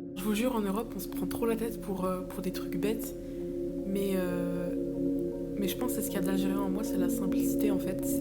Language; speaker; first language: French; native; French